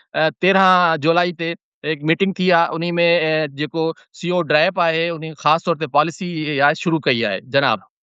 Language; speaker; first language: Sindhi; non-native, local second language; Urdu